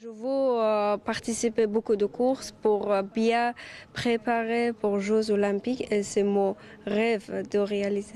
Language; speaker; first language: French; non-native, learner; Persian